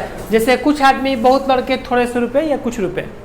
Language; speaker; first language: Hindi; non-native, local second language; Bhojpuri